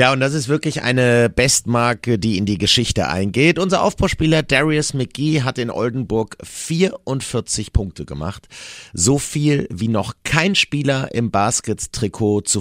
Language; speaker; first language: German; native; German